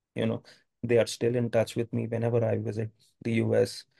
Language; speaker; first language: English; non-native, local second language; Hindi